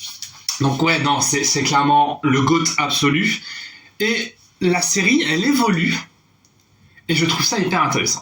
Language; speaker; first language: French; native; French